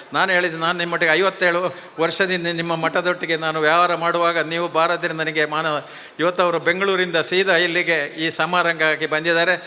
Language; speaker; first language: Kannada; non-native, local second language; Tulu